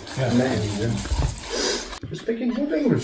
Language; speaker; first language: English; non-native, fluent; Latvian